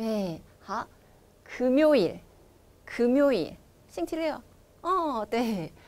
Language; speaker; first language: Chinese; non-native, fluent; Korean